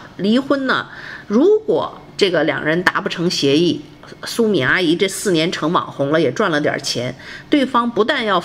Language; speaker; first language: Chinese; native; Chinese